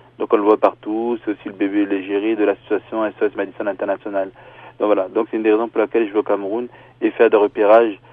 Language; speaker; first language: French; early bilingual, other home language; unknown